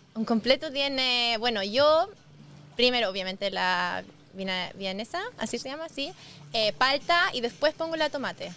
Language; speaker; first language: Spanish; non-native, fluent; German